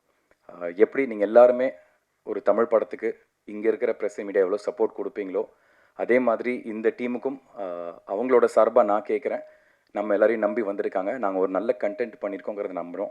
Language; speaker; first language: Tamil; native; Tamil